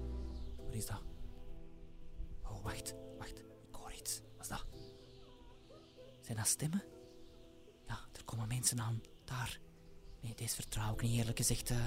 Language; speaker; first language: Dutch; native; Dutch